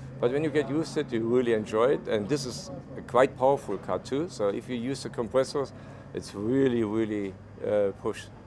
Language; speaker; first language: English; non-native, fluent; German